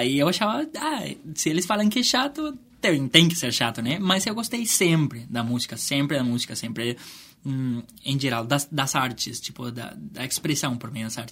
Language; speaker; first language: Portuguese; non-native, fluent; Spanish